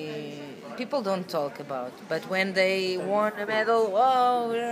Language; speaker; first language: English; non-native, learner; Portuguese